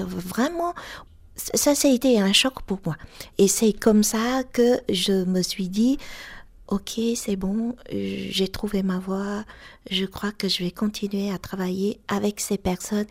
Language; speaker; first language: French; non-native, fluent; Vietnamese